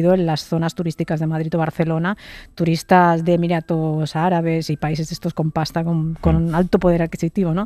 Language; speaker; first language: Spanish; native; Spanish